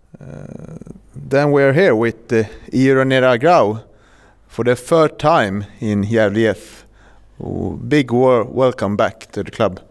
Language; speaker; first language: English; non-native, fluent; Swedish